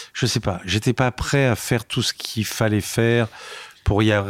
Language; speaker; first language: French; native; French